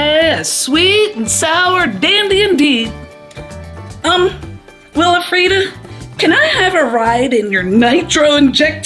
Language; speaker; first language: English; native; English